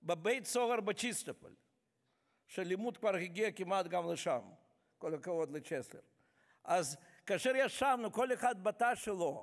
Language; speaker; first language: Hebrew; non-native, fluent; Russian